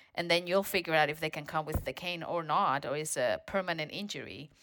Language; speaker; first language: English; non-native, fluent; Spanish